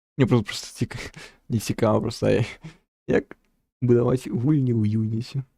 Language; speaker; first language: Belarusian; non-native, local second language; Russian